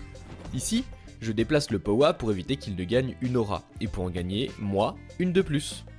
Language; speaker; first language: French; native; French